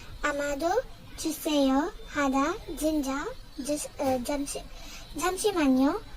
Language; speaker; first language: Korean; non-native, learner; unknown